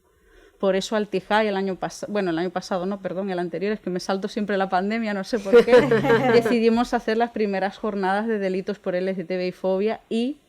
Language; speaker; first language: Spanish; native; Spanish